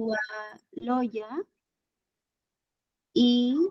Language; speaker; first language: Portuguese; non-native, learner; Spanish